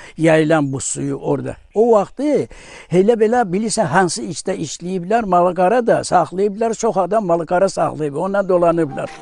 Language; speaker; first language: Azerbaijani; non-native, local second language; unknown